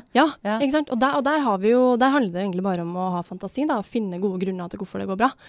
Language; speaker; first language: Norwegian; native; Norwegian